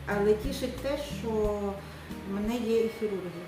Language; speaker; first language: Ukrainian; native; Ukrainian